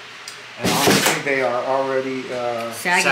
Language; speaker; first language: English; native; English